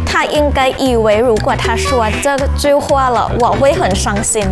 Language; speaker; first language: Chinese; non-native, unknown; Thai